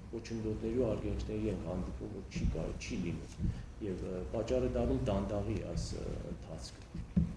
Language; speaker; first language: Armenian; early bilingual, heritage; Armenian